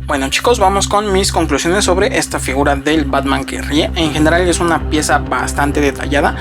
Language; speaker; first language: Spanish; native; Spanish